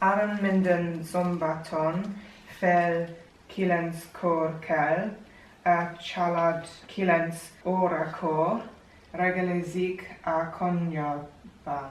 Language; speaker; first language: Hungarian; non-native, learner; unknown